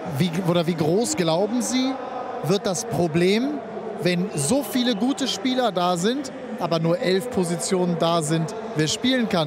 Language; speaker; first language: German; native; German